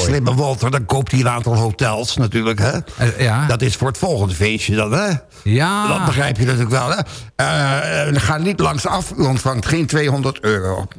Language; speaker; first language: Dutch; native; Dutch